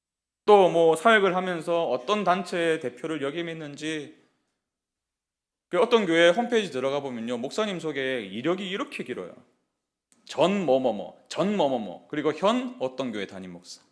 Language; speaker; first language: Korean; native; Korean